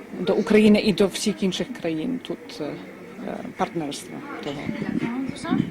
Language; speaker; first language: Ukrainian; early bilingual, heritage; Ukrainian